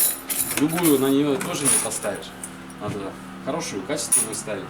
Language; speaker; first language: Russian; native; Russian